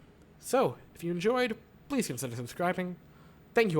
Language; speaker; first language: English; native; English